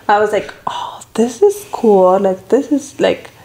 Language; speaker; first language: English; early bilingual, other home language; Spanish